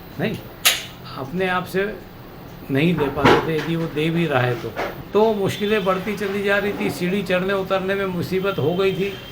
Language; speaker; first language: Hindi; native; Hindi